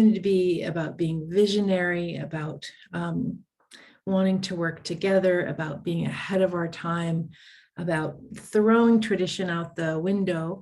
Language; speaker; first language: English; native; English